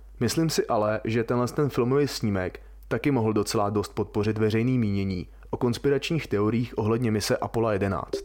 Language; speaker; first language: Czech; native; Czech